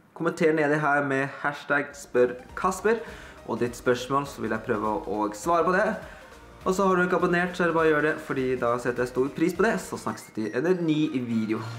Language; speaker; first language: Norwegian; early bilingual, other home language; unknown